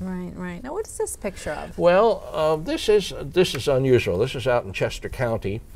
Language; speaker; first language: English; native; English